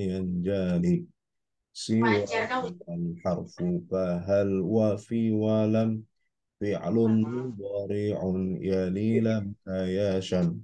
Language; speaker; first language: Arabic; non-native, fluent; Indonesian